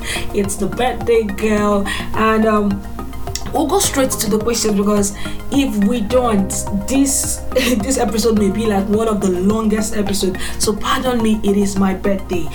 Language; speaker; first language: English; non-native, local second language; Igbo